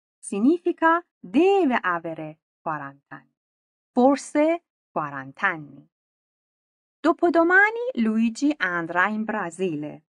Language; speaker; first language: Italian; non-native, fluent; Persian